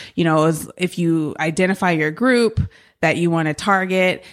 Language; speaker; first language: English; native; English